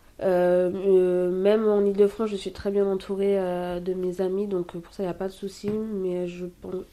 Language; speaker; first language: French; early bilingual, other home language; Haitian Creole